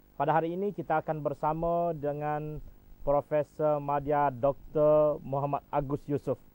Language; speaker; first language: Malay; native; Malay